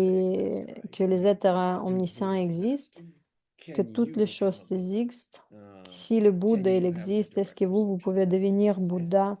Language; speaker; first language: French; non-native, fluent; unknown